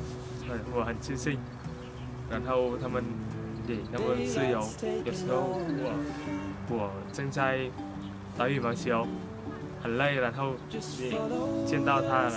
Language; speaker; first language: Chinese; non-native, learner; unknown